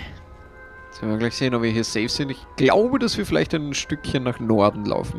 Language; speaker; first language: German; native; German